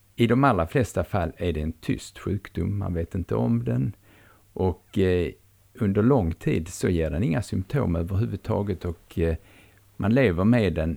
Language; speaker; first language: Swedish; native; Swedish